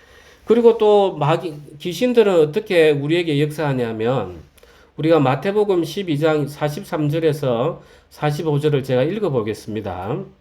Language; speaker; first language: Korean; native; Korean